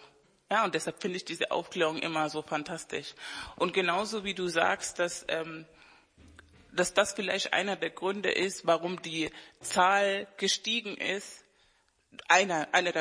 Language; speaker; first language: German; non-native, fluent; Spanish